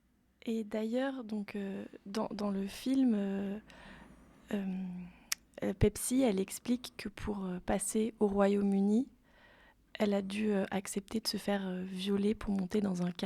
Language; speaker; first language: French; native; French